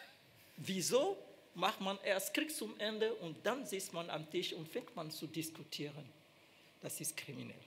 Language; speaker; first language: German; non-native, fluent; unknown